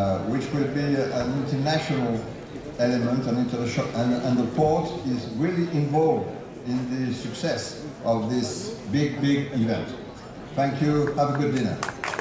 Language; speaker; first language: English; non-native, fluent; French